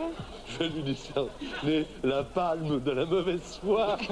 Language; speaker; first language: French; native; French